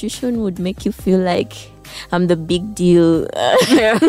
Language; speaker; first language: English; non-native, local second language; Ganda